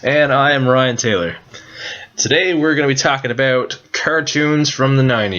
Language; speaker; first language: English; native; English